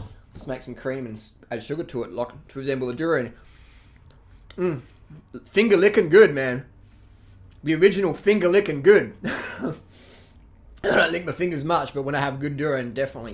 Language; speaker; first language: English; native; English